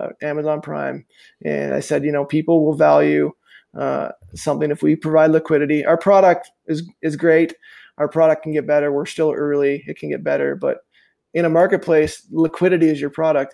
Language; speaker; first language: English; native; English